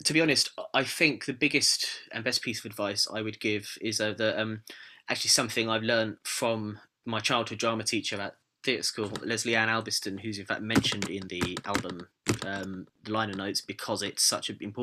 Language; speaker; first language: English; native; English